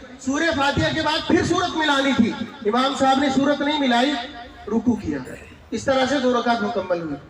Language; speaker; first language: Urdu; native; Urdu